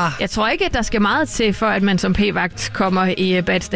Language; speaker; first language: Danish; native; Danish